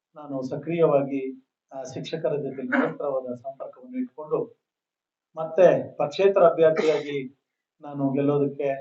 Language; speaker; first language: Kannada; native; Kannada